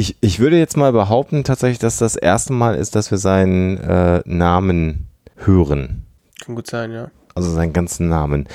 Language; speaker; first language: German; native; German